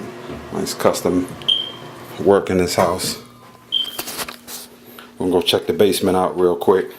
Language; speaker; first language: English; native; English